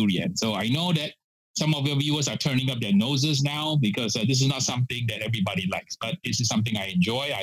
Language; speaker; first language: English; non-native, local second language; Min Nan Chinese